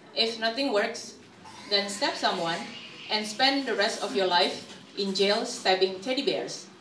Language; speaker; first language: English; early bilingual, other home language; Indonesian